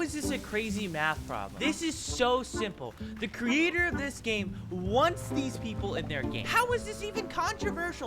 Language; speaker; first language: English; native; English